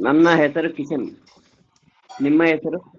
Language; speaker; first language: Kannada; non-native, learner; Telugu